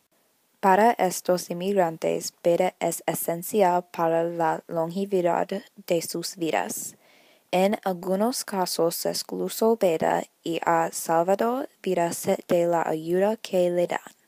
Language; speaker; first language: Spanish; non-native, learner; English